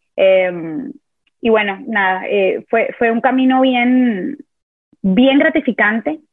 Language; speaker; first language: Spanish; native; Spanish